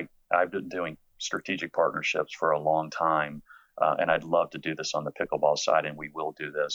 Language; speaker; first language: English; native; English